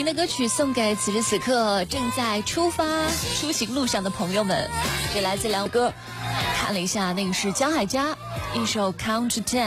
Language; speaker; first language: Chinese; native; Chinese